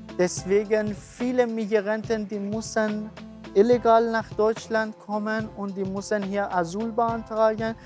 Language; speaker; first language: German; non-native, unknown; Persian